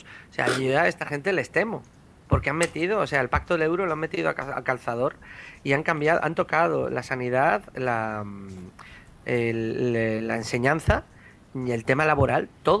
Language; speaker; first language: Spanish; native; Spanish